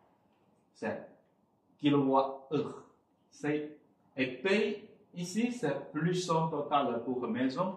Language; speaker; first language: French; non-native, fluent; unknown